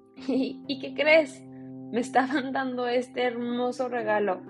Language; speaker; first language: Spanish; early bilingual, heritage; Spanish